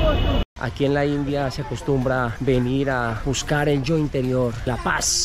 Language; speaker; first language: Spanish; native; Spanish